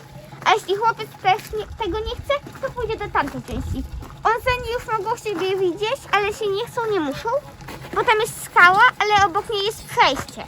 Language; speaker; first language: Polish; early bilingual, heritage; Polish